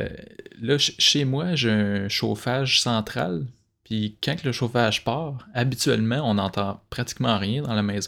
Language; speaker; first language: French; native; French